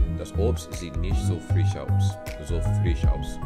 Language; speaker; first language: German; non-native, learner; English